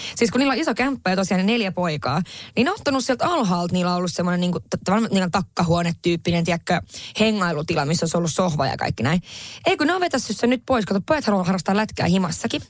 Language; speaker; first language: Finnish; native; Finnish